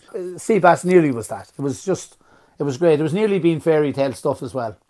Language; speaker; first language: English; native; English